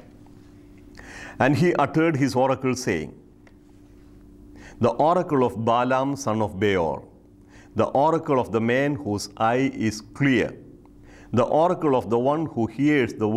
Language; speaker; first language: English; non-native, local second language; Malayalam